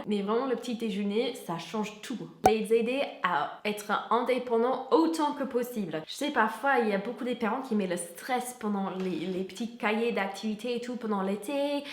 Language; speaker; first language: French; non-native, fluent; English